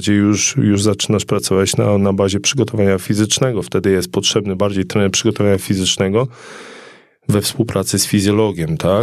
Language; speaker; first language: Polish; native; Polish